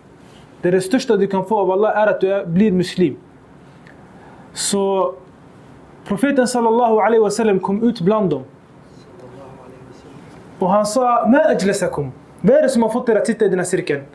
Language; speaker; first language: Swedish; early bilingual, other home language; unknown